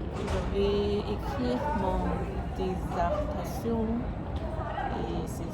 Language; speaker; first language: French; non-native, learner; English